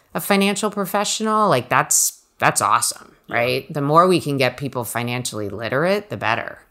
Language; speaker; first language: English; native; English